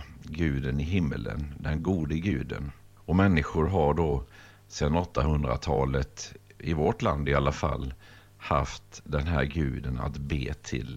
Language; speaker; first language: Swedish; native; Swedish